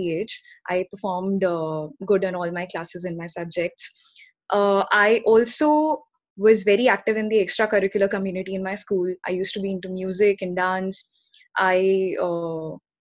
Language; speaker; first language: English; non-native, local second language; Hindi